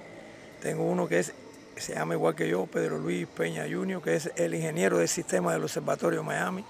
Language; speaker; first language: Spanish; native; Spanish